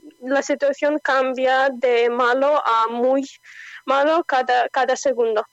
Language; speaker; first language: Spanish; non-native, fluent; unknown